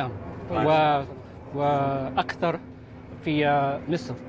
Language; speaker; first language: Arabic; non-native, learner; Filipino